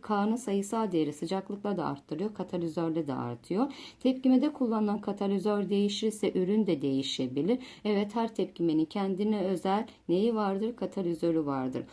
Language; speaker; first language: Turkish; native; Turkish